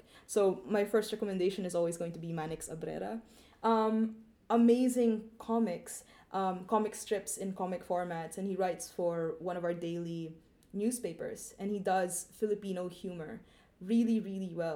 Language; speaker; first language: English; non-native, local second language; Filipino